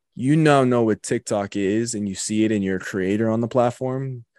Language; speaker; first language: English; native; English